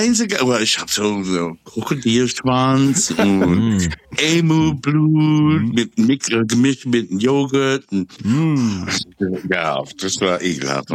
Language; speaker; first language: German; non-native, fluent; English